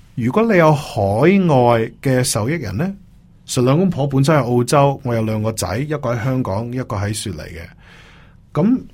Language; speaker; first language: Cantonese; early bilingual, heritage; Cantonese